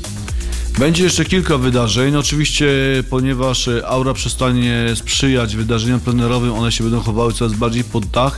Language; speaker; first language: Polish; native; Polish